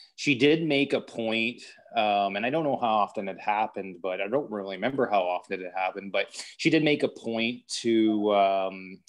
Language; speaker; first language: English; native; English